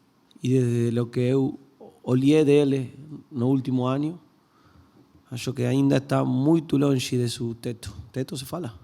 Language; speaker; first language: Portuguese; non-native, learner; Spanish